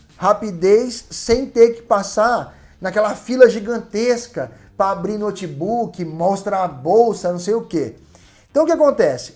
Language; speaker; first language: Portuguese; native; Portuguese